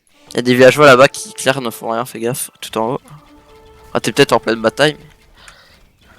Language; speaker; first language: French; native; French